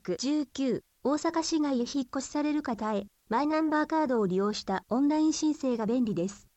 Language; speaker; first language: Japanese; native; Japanese